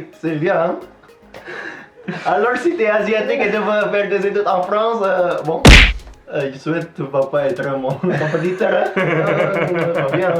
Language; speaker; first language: French; non-native, fluent; Indonesian